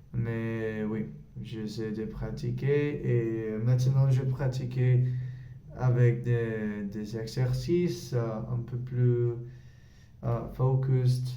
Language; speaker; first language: French; non-native, learner; Spanish